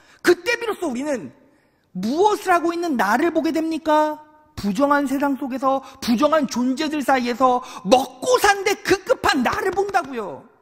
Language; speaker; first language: Korean; native; Korean